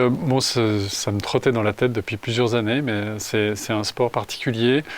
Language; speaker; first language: French; native; French